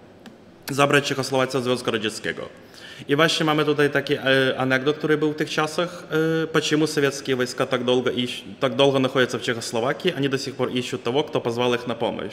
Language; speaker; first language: Polish; non-native, fluent; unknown